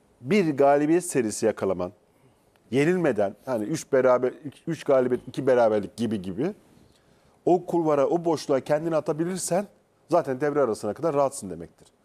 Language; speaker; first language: Turkish; native; Turkish